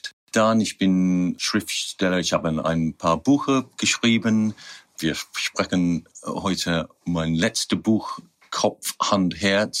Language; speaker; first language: German; non-native, fluent; English